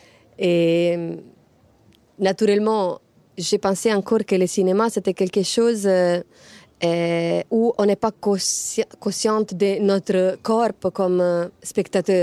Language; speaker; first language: French; non-native, fluent; Italian